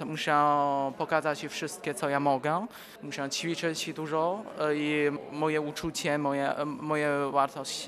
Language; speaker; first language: Polish; non-native, learner; Chinese